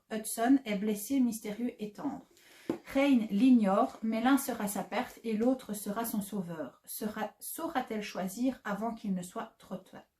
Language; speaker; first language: French; native; French